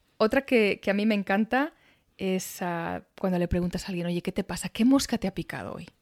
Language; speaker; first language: Spanish; native; Spanish